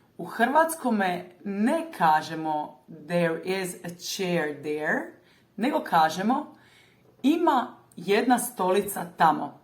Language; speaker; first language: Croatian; native; Croatian